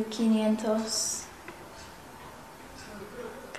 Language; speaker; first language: Spanish; non-native, learner; English